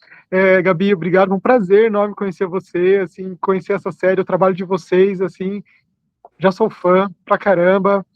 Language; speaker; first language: Portuguese; native; Portuguese